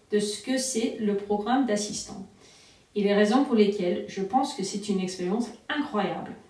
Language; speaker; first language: French; non-native, fluent; English